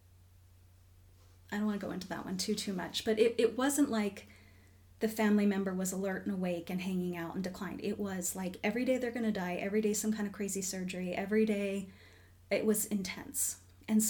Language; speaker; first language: English; native; English